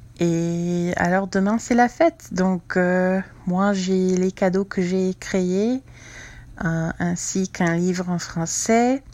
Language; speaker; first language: French; non-native, fluent; English